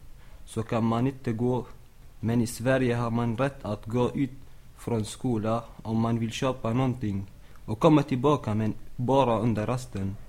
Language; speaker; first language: Swedish; non-native, learner; Arabic